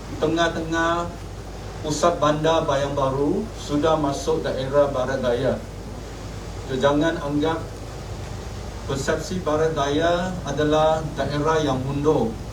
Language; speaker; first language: Malay; non-native, local second language; Chinese